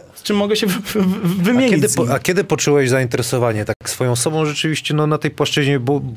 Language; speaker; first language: Polish; native; Polish